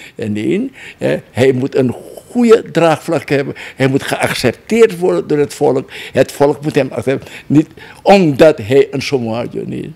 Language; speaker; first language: Dutch; non-native, local second language; Javanese